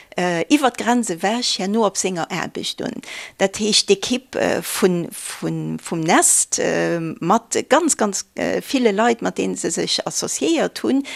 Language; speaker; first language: Luxembourgish; native; Luxembourgish